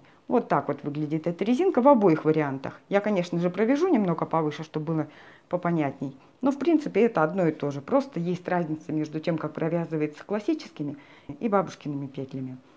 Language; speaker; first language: Russian; native; Russian